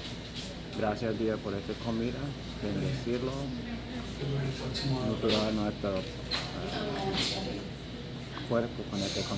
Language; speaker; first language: Spanish; non-native, learner; English